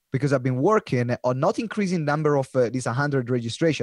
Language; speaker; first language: English; non-native, fluent; Italian